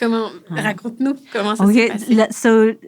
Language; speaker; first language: French; native; French